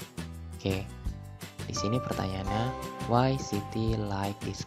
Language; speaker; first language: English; non-native, learner; Indonesian